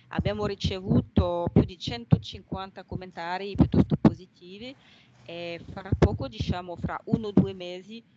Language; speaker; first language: Italian; non-native, fluent; French